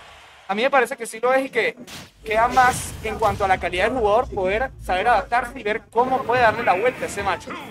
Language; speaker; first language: Spanish; native; Spanish